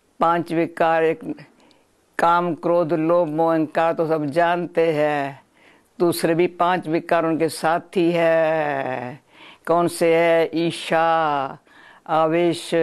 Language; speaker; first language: Urdu; non-native, local second language; Sindhi